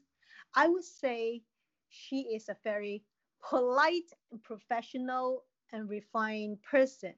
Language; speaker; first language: English; non-native, local second language; Cantonese